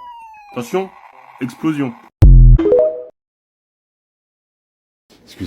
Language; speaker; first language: French; native; French